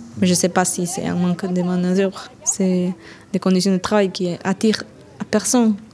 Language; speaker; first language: French; non-native, learner; Spanish